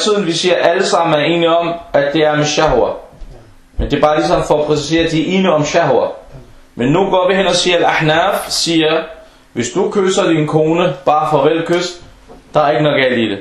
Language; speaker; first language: Danish; early bilingual, other home language; Arabic